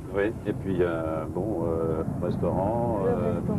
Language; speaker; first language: French; native; French